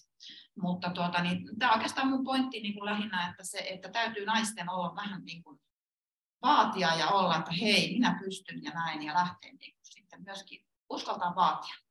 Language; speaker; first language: Finnish; native; Finnish